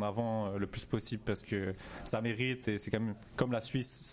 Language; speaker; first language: French; native; French